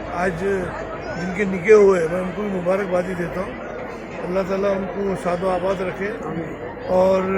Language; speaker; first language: Urdu; native; Urdu